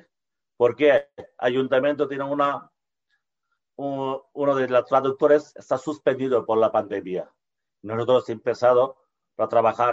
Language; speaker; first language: Spanish; non-native, learner; Bangla